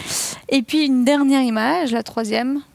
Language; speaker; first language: French; native; French